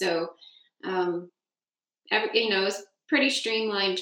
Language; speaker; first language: English; native; English